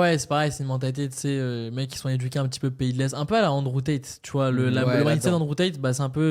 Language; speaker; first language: French; native; French